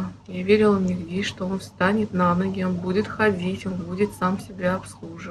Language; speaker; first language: Russian; native; Russian